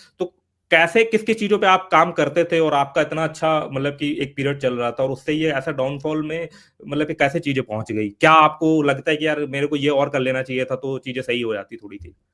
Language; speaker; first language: Hindi; native; Hindi